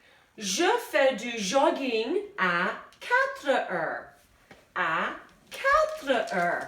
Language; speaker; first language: French; non-native, fluent; English